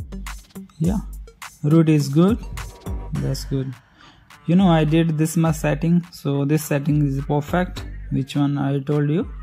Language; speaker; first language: English; non-native, learner; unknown